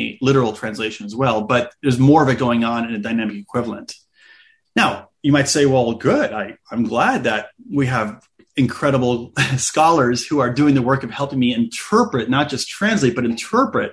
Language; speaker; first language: English; native; English